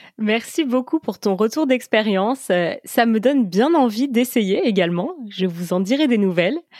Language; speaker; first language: French; native; French